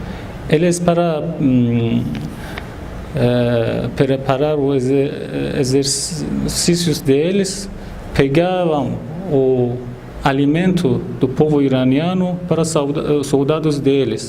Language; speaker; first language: Portuguese; non-native, fluent; Persian